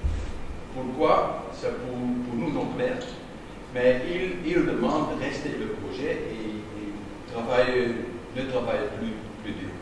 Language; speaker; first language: French; non-native, learner; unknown